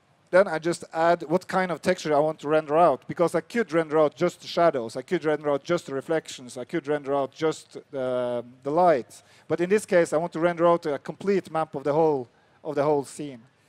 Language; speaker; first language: English; non-native, fluent; Norwegian